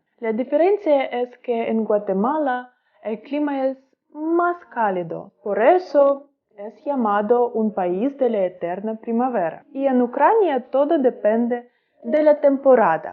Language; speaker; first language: Spanish; non-native, fluent; Ukrainian